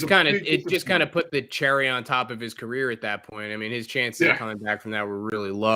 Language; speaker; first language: English; native; English